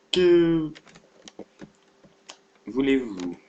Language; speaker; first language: French; native; French